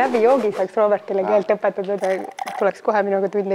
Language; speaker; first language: Estonian; native; Estonian